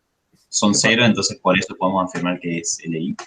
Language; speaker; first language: Spanish; native; Spanish